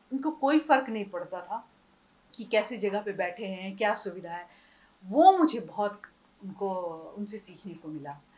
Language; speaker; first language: Hindi; native; Hindi